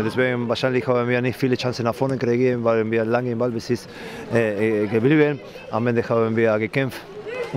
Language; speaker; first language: German; non-native, fluent; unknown